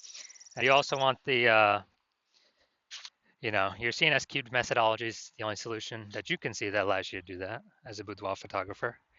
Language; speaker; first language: English; native; English